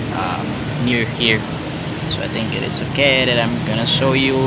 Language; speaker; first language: English; non-native, fluent; Tetum